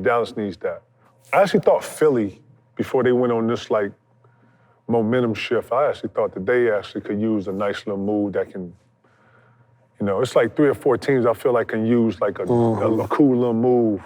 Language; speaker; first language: English; native; English